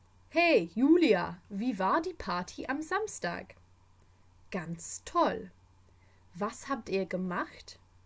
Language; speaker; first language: German; non-native, fluent; English